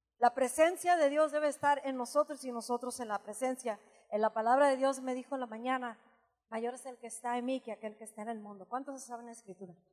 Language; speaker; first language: Spanish; early bilingual, heritage; Spanish